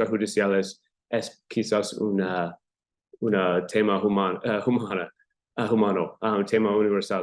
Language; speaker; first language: Spanish; non-native, learner; English